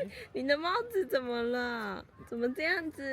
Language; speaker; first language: Chinese; non-native, fluent; Serbian